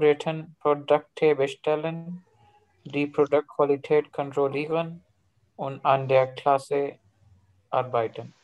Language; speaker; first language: German; non-native, learner; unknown